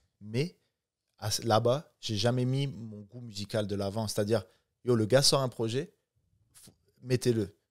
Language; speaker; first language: French; non-native, local second language; Arabic